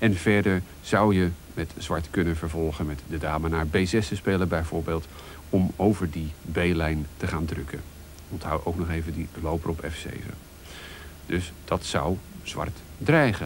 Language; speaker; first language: Dutch; native; Dutch